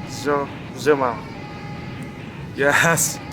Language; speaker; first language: English; non-native, learner; Vietnamese